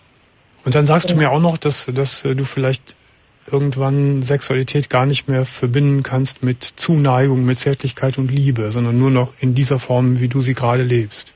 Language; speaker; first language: German; native; German